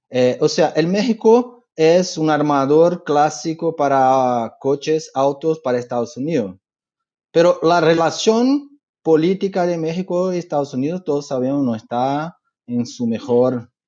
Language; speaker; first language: Spanish; non-native, fluent; Portuguese